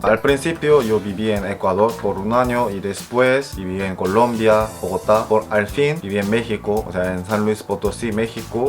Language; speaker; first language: Spanish; non-native, fluent; Korean